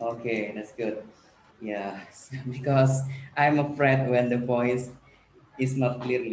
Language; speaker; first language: English; non-native, learner; Indonesian